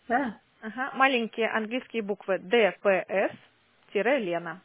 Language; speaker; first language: Russian; native; Russian